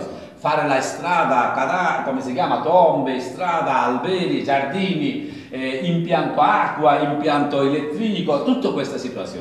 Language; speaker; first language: Italian; non-native, learner; Bangla